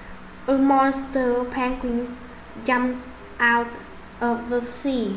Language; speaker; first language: English; non-native, learner; Vietnamese